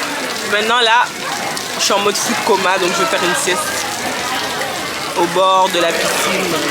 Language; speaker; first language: French; native; French